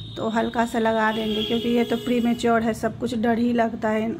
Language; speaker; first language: Hindi; native; Hindi